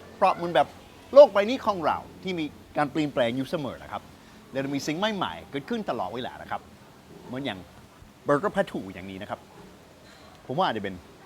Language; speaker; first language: Thai; non-native, fluent; English